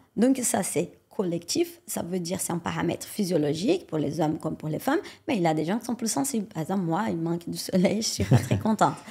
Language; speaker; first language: French; non-native, fluent; Portuguese